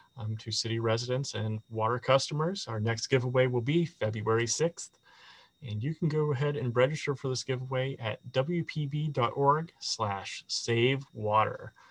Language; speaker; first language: English; native; English